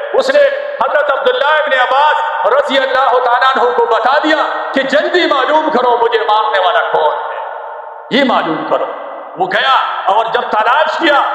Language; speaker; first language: Urdu; non-native, local second language; Pashto